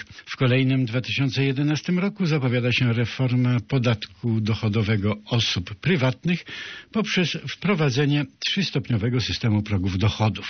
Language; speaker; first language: Polish; native; Polish